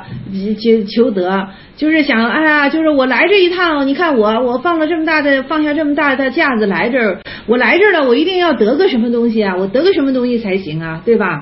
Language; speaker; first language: Chinese; native; Chinese